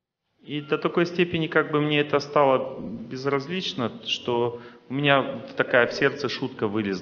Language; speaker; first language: Russian; native; Russian